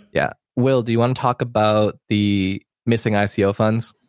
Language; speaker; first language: English; non-native, local second language; Cantonese